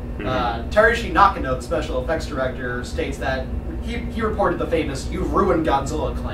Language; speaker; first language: English; native; English